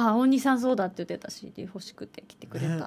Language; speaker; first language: Japanese; native; Japanese